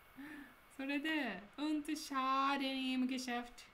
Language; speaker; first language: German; non-native, learner; Japanese